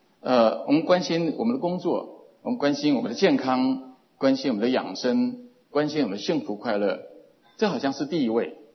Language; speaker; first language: Chinese; native; Chinese